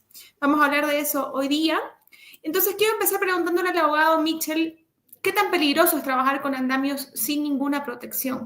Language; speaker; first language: Spanish; native; Spanish